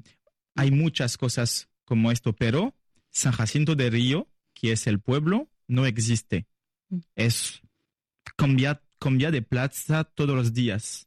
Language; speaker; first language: Spanish; non-native, learner; French